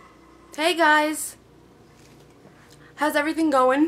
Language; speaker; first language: English; native; English